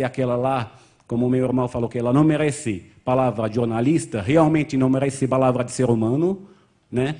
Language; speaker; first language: Portuguese; non-native, fluent; Arabic